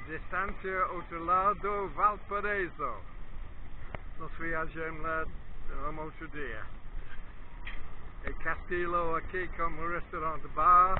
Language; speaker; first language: Portuguese; non-native, learner; English